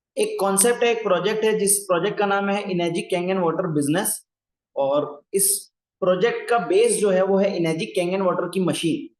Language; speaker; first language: Hindi; native; Hindi